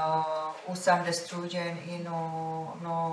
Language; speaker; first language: Spanish; non-native, fluent; Czech